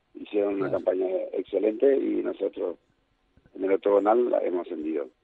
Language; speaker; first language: Spanish; native; Spanish